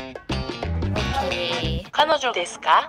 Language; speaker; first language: Japanese; non-native, learner; Korean